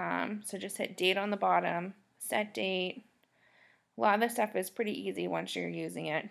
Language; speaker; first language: English; native; English